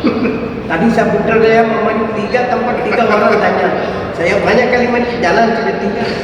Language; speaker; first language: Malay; non-native, local second language; Tamil